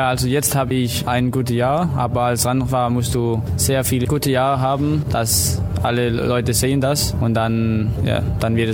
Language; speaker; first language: German; non-native, learner; Danish